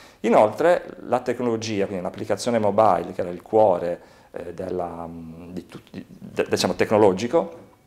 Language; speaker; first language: Italian; native; Italian